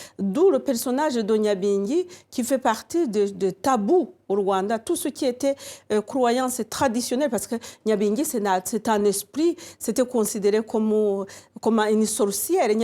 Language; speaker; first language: French; non-native, local second language; Kinyarwanda